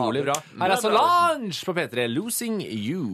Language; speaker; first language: Norwegian; native; Norwegian